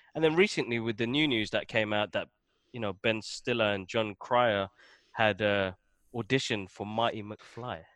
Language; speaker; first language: English; native; English